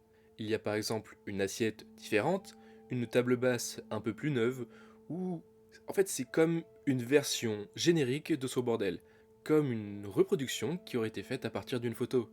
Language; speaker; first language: French; native; French